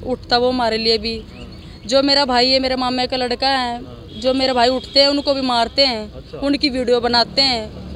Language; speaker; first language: Hindi; native; Hindi